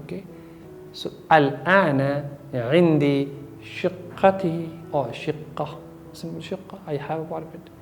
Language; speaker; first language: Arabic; non-native, fluent; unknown